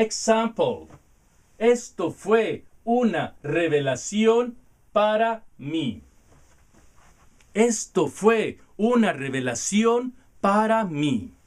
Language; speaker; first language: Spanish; non-native, learner; English